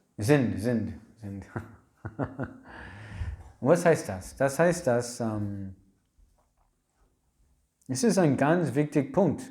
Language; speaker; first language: German; non-native, learner; English